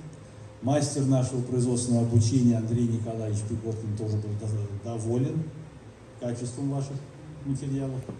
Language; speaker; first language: Russian; native; Russian